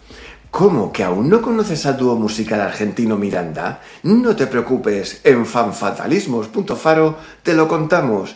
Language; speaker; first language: Spanish; native; Spanish